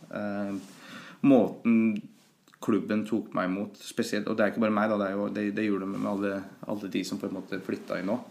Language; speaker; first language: Norwegian; early bilingual, other home language; Persian